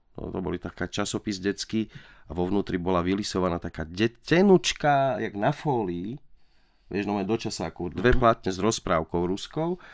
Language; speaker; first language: Slovak; native; Slovak